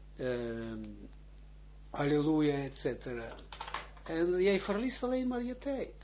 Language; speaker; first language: Dutch; non-native, fluent; Hebrew